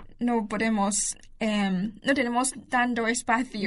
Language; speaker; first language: Spanish; non-native, learner; Chinese